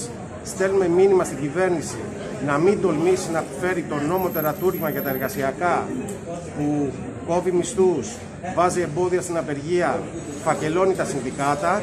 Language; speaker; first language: Greek; native; Greek